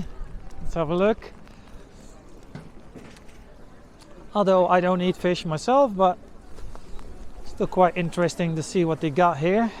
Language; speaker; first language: English; non-native, fluent; Dutch